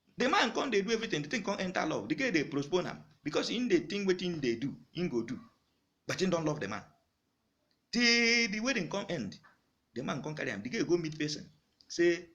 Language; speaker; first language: Nigerian Pidgin; non-native, local second language; Igbo